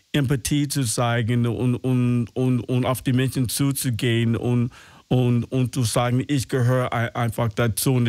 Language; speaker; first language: German; non-native, fluent; English